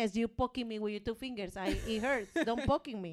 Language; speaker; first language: English; non-native, learner; Spanish